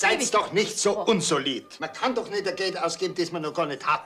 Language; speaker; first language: German; native; German